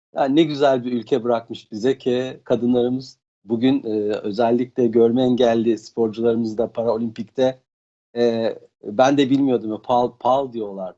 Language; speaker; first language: Turkish; native; Turkish